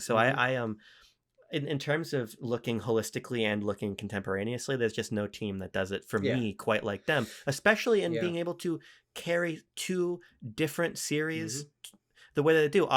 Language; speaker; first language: English; native; English